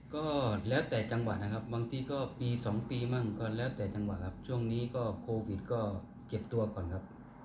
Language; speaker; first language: Thai; native; Thai